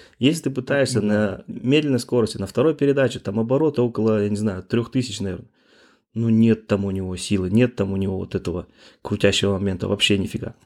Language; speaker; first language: Russian; native; Russian